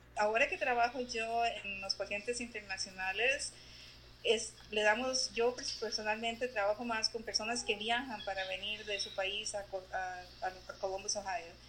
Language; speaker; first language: Spanish; native; Spanish